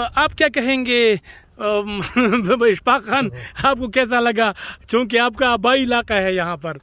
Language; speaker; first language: Urdu; non-native, local second language; Pashto